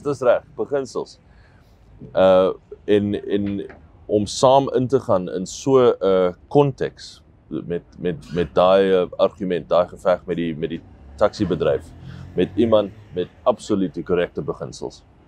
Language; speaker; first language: Afrikaans; non-native, local second language; English